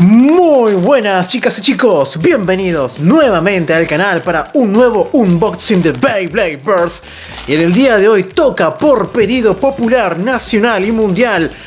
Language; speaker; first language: Spanish; native; Spanish